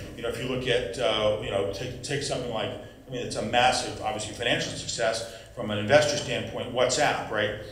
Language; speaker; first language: English; native; English